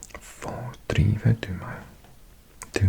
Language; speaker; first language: Norwegian; non-native, learner; English